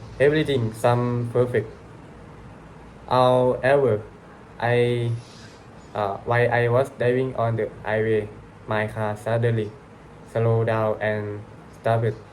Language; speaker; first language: English; non-native, learner; Thai